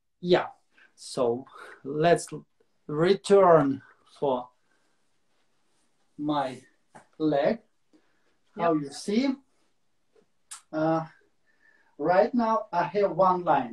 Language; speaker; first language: English; non-native, learner; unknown